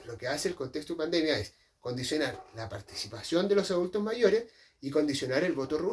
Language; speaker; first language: Spanish; native; Spanish